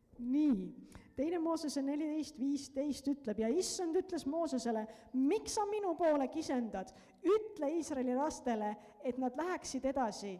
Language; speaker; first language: Estonian; native; Estonian